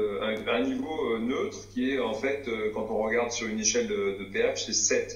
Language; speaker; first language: French; native; French